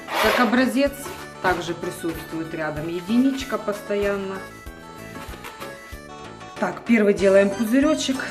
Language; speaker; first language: Russian; native; Russian